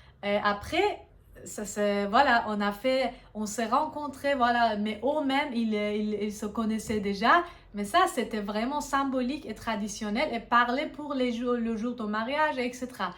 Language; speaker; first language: French; non-native, fluent; Persian